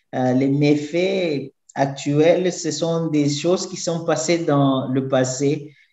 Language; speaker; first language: French; native; French